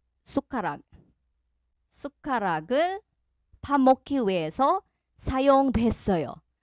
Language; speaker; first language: Korean; non-native, fluent; Filipino